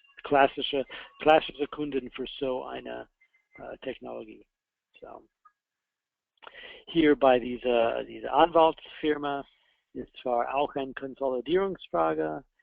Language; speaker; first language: German; non-native, fluent; English